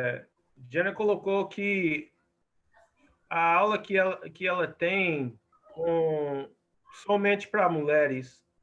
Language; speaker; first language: Portuguese; non-native, fluent; English